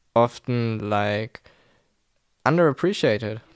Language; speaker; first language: English; non-native, fluent; German